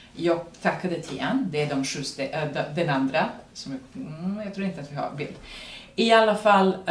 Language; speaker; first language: Swedish; non-native, fluent; Serbian